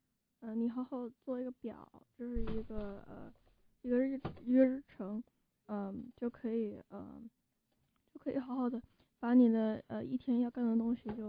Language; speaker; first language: Chinese; early bilingual, heritage; Chinese